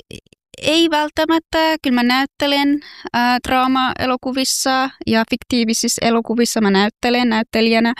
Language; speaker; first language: Finnish; non-native, fluent; Persian